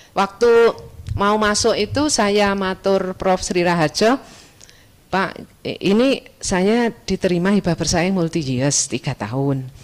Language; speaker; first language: Indonesian; non-native, local second language; Javanese